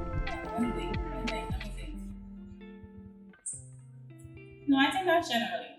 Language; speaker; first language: English; native; English